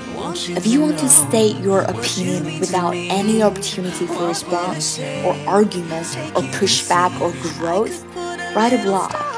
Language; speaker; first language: English; non-native, fluent; Chinese